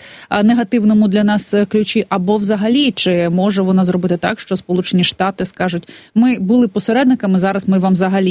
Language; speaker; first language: Ukrainian; native; Ukrainian